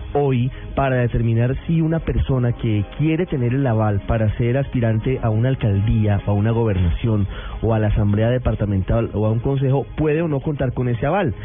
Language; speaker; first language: Spanish; native; Spanish